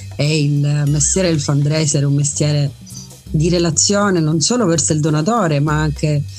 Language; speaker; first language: Italian; native; Italian